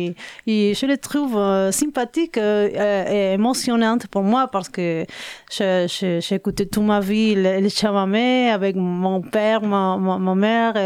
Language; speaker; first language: French; non-native, learner; Spanish